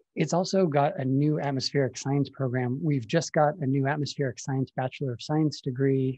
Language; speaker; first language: English; native; English